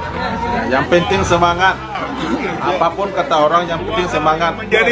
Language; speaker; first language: Indonesian; native; Indonesian